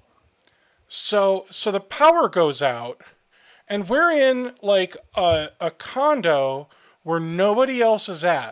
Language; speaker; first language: English; native; English